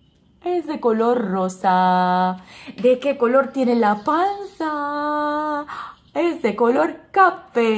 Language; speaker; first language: Spanish; non-native, fluent; English